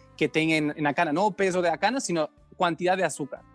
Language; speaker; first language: Portuguese; non-native, learner; Catalan